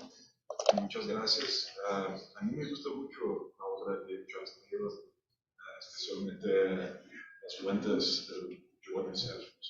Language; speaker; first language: Spanish; non-native, fluent; Portuguese